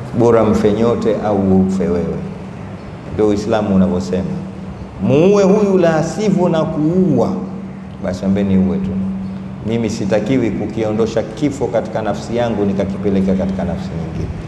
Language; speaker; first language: Swahili; native; Swahili